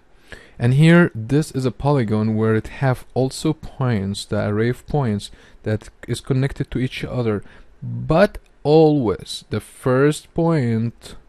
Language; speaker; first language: English; non-native, fluent; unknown